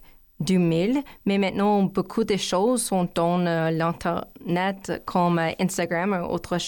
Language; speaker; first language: French; non-native, learner; English